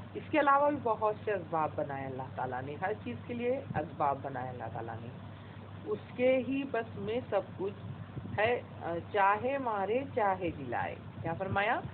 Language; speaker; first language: Urdu; native; Urdu